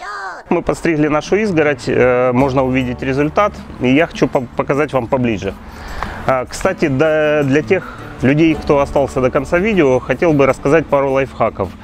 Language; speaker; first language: Russian; native; Russian